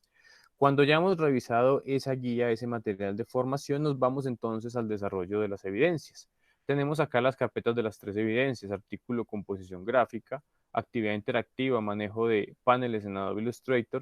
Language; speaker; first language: Spanish; native; Spanish